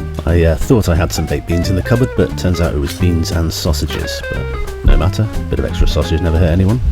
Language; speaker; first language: English; native; English